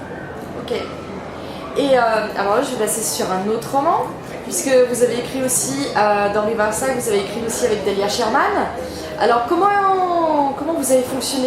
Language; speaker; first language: French; native; French